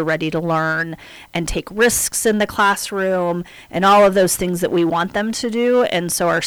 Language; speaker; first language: English; native; English